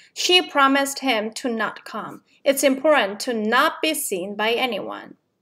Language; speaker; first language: English; non-native, fluent; Korean